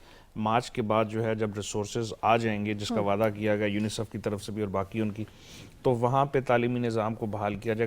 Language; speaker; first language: Urdu; native; Urdu